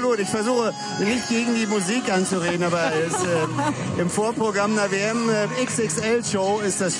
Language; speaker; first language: German; native; German